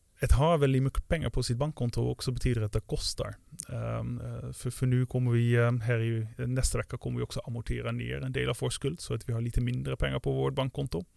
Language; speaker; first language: Swedish; non-native, fluent; Dutch